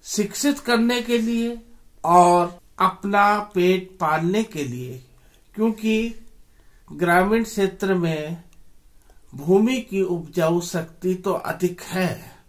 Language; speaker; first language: Hindi; native; Hindi